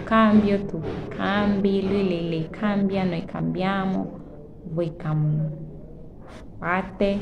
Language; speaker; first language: Italian; non-native, learner; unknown